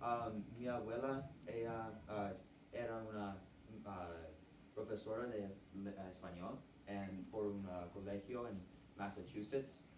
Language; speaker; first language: Spanish; non-native, learner; English